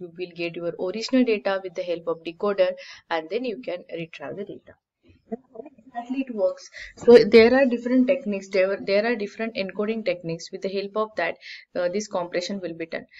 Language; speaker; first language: English; non-native, local second language; Marathi